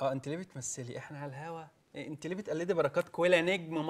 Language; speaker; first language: Arabic; native; Arabic